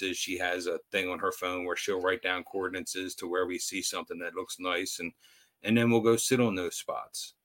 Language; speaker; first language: English; native; English